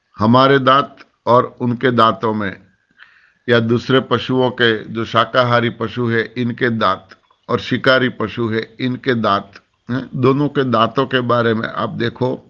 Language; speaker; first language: Hindi; non-native, local second language; Gujarati